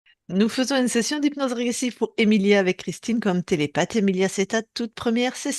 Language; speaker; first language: French; native; French